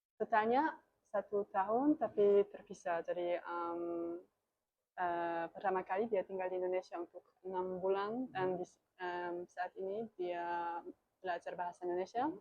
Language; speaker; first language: Indonesian; non-native, learner; German